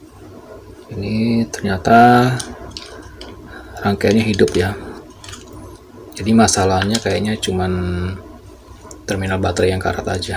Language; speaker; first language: Indonesian; native; Indonesian